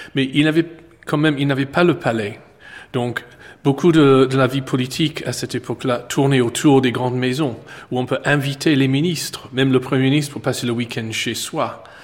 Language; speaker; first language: French; non-native, fluent; English